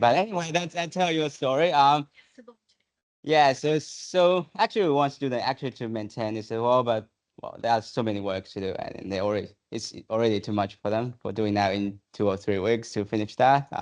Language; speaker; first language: English; non-native, fluent; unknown